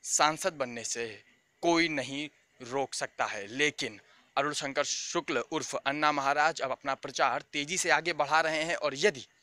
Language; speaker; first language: Hindi; native; Hindi